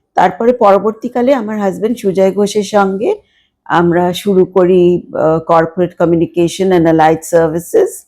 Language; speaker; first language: Bangla; native; Bangla